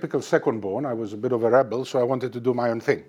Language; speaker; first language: English; non-native, fluent; Greek